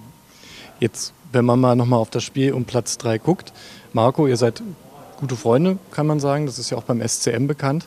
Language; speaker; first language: German; native; German